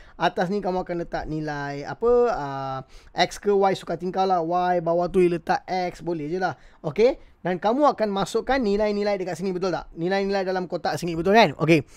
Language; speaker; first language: Malay; non-native, local second language; Tamil